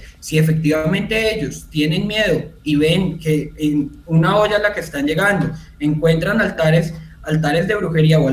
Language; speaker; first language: Spanish; native; Spanish